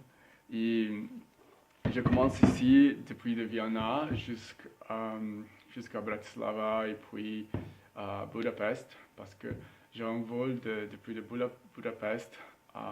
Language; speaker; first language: French; non-native, learner; Spanish